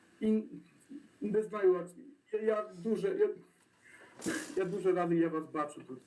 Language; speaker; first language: Ukrainian; non-native, learner; Polish